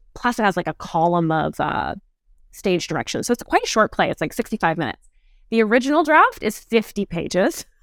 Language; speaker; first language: English; native; English